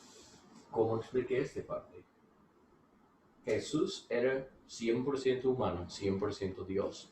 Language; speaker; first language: Spanish; non-native, learner; English